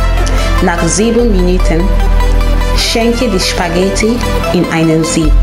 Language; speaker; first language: German; non-native, learner; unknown